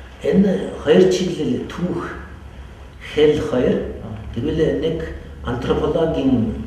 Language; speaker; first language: Mongolian; non-native, fluent; French